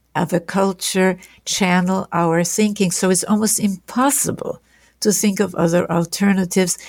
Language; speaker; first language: English; non-native, fluent; German